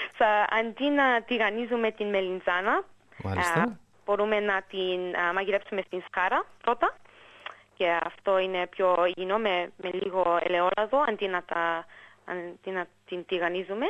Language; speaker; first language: Greek; early bilingual, heritage; English